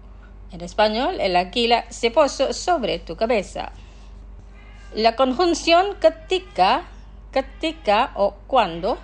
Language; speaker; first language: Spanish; non-native, fluent; Indonesian